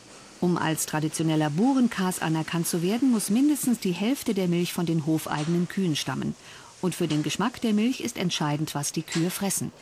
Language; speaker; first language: German; native; German